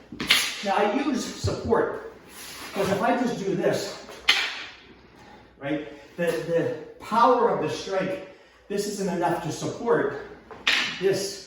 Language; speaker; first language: English; native; English